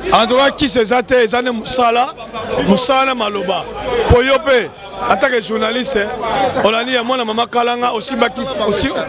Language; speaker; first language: Lingala; native; Lingala